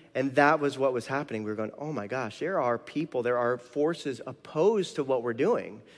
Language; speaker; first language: English; native; English